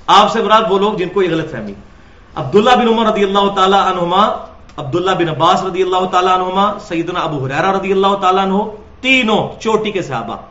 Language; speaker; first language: Urdu; non-native, local second language; Punjabi